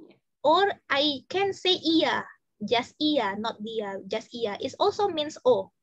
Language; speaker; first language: English; non-native, fluent; Indonesian